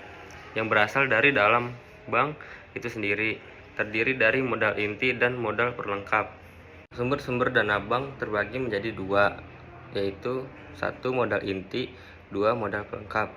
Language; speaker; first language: Indonesian; native; Indonesian